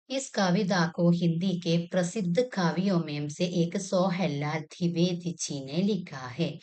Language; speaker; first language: Hindi; non-native, local second language; Malayalam